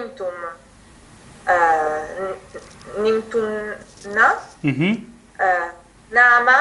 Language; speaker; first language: Arabic; non-native, learner; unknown